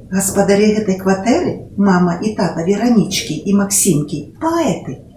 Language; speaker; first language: Belarusian; non-native, local second language; Russian